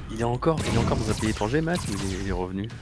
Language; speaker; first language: French; native; French